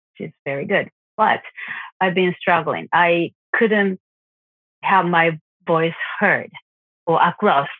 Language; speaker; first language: English; non-native, fluent; Japanese